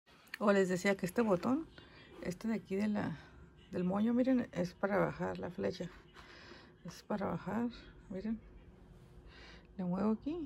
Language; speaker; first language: Spanish; native; Spanish